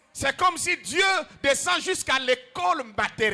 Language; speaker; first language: French; non-native, local second language; Lingala